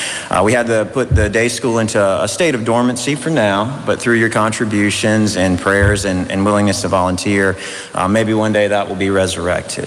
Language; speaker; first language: English; native; English